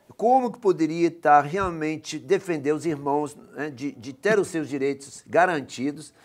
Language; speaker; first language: Portuguese; non-native, fluent; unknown